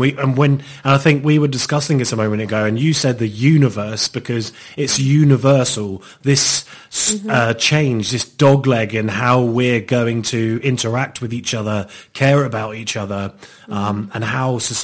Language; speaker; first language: English; native; English